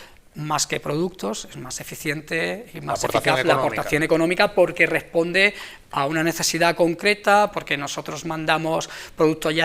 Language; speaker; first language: Spanish; native; Spanish